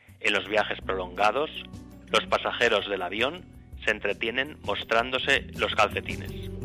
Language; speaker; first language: Spanish; native; Spanish